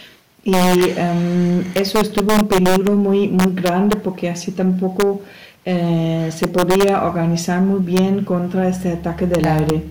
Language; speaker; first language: Spanish; non-native, fluent; German